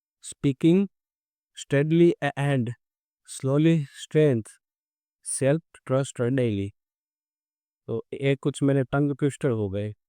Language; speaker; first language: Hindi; non-native, local second language; Gujarati